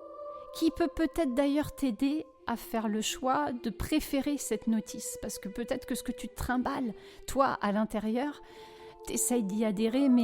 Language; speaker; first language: French; native; French